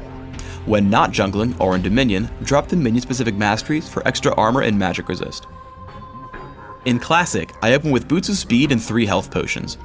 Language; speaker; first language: English; native; English